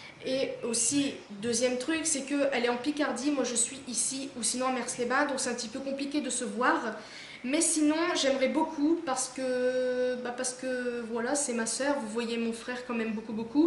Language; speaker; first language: French; native; French